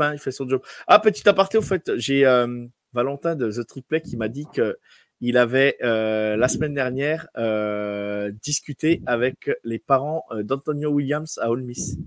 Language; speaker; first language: French; native; French